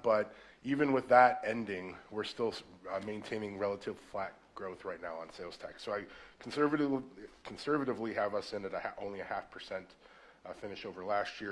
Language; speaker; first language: English; native; English